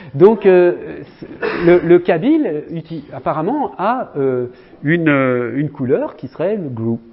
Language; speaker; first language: French; native; French